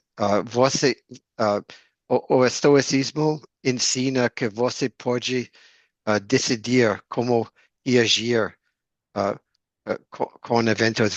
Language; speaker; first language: Portuguese; non-native, learner; English